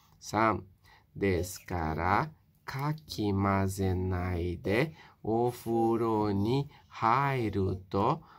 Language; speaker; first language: Japanese; non-native, fluent; Portuguese